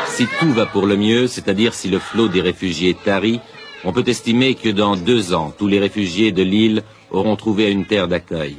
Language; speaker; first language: French; native; French